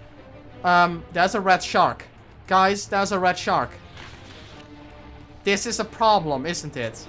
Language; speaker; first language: English; native; English